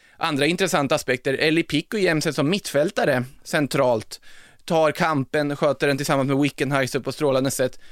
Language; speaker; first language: Swedish; native; Swedish